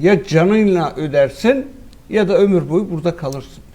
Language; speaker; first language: Turkish; native; Turkish